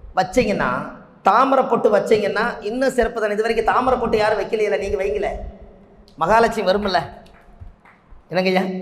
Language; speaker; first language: Tamil; native; Tamil